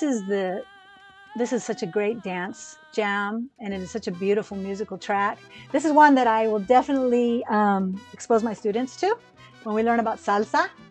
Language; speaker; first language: English; early bilingual, other home language; Spanish